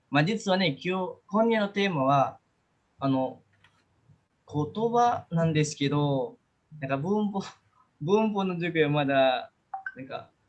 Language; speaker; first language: Japanese; non-native, fluent; Indonesian